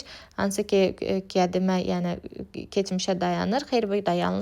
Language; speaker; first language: Azerbaijani; native; Azerbaijani